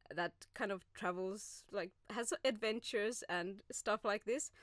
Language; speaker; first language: English; non-native, fluent; Finnish